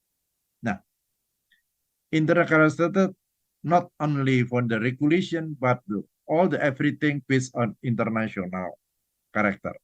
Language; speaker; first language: English; non-native, fluent; Indonesian